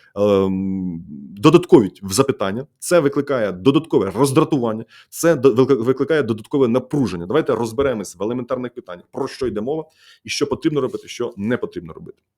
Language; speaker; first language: Ukrainian; native; Ukrainian